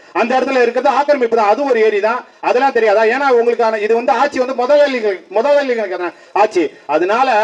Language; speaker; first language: Tamil; native; Tamil